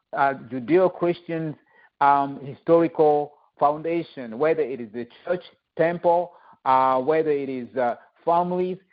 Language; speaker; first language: English; non-native, fluent; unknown